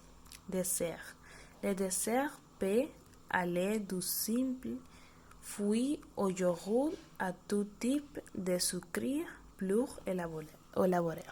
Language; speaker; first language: French; non-native, learner; Spanish